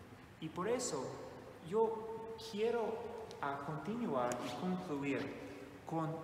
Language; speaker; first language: Spanish; non-native, fluent; English